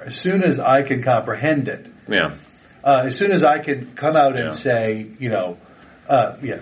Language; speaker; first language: English; native; English